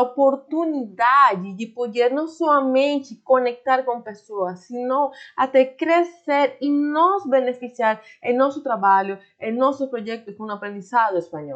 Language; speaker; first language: Portuguese; non-native, fluent; Spanish